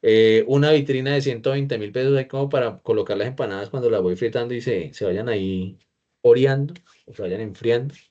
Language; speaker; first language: Spanish; native; Spanish